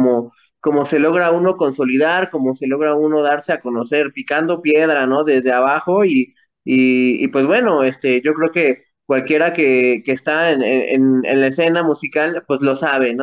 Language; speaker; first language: Spanish; native; Spanish